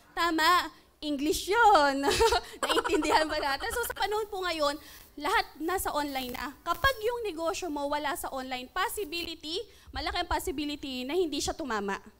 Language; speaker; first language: Filipino; native; Filipino